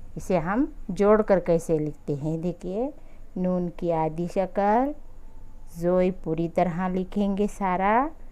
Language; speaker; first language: Hindi; native; Hindi